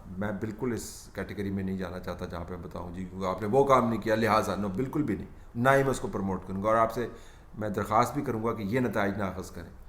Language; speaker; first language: Urdu; native; Urdu